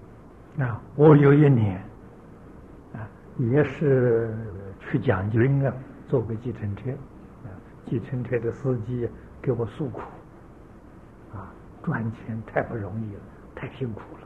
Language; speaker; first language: Chinese; native; Chinese